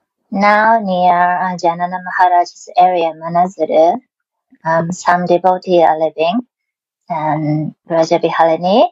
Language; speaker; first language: English; non-native, learner; Japanese